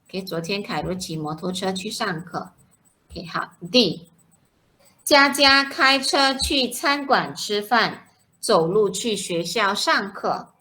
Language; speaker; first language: Chinese; non-native, fluent; Malay